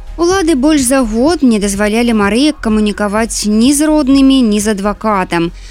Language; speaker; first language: Belarusian; native; Belarusian